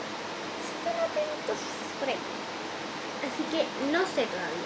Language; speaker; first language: Spanish; native; Spanish